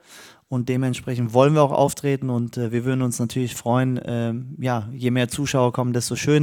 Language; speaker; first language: German; native; German